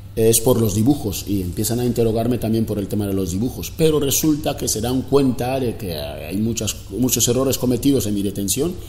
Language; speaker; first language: Spanish; non-native, local second language; Fang